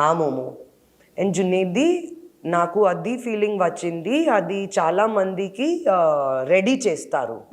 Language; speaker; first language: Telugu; non-native, learner; Hindi